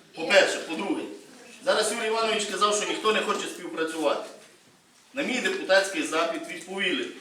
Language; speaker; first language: Ukrainian; native; Ukrainian